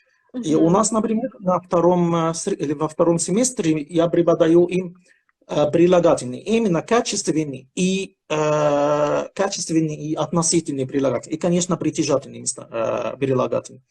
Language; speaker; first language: Russian; non-native, fluent; Arabic